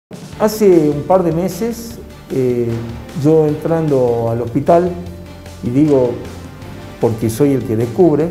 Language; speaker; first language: Spanish; native; Spanish